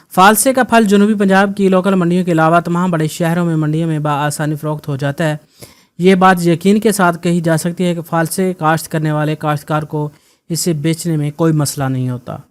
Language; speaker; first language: Urdu; non-native, local second language; Punjabi